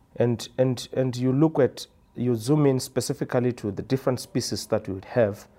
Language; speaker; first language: English; non-native, local second language; Tswana